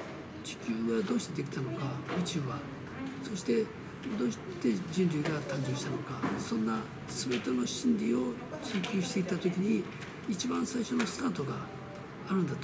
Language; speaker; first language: Japanese; early bilingual, other home language; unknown